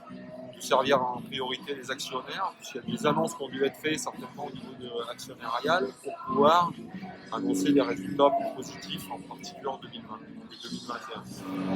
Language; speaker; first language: French; native; French